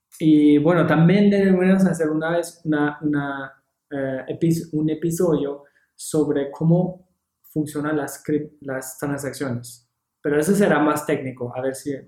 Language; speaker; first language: Spanish; non-native, fluent; English